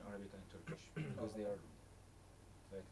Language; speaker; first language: English; non-native, learner; Arabic